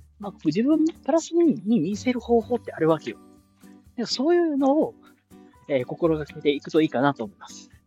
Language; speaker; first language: Japanese; native; Japanese